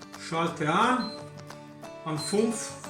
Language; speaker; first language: German; non-native, learner; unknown